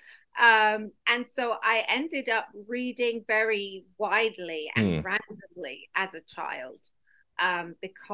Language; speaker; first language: English; native; English